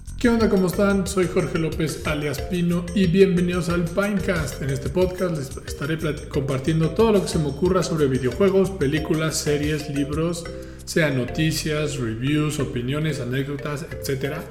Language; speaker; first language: Spanish; native; Spanish